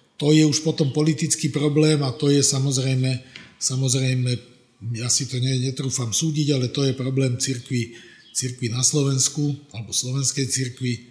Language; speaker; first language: Slovak; native; Slovak